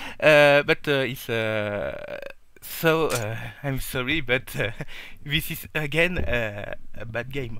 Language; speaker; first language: English; non-native, learner; French